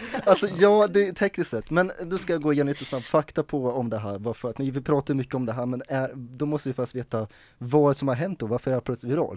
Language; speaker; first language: Swedish; native; Swedish